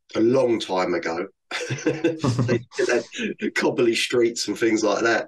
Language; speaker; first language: English; native; English